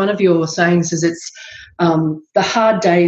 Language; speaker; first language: English; native; English